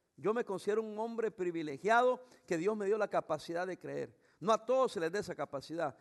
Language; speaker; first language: Spanish; native; Spanish